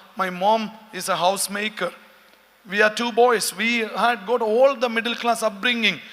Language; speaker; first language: English; non-native, local second language; Malayalam